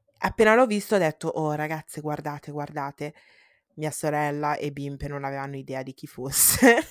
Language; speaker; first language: Italian; early bilingual, heritage; Italian